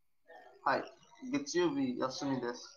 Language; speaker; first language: Japanese; non-native, learner; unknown